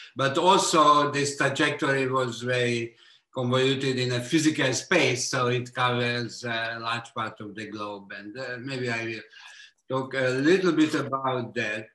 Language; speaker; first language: English; non-native, fluent; Hungarian